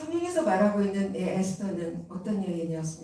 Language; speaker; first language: Korean; native; Korean